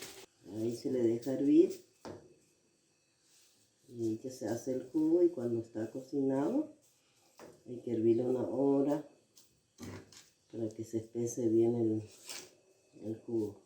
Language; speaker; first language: Spanish; native; Spanish